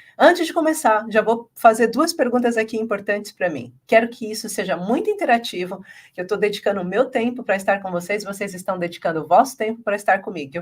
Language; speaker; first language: Portuguese; native; Portuguese